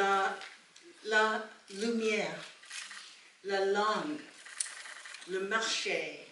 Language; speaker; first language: French; non-native, learner; English